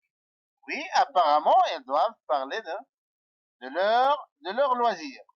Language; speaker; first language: French; non-native, local second language; Arabic